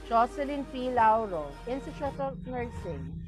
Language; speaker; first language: English; non-native, local second language; Filipino